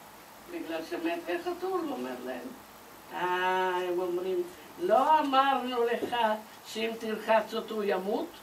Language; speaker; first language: Hebrew; non-native, fluent; Turkish